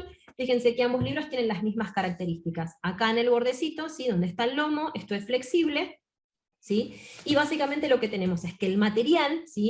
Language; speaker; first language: Spanish; native; Spanish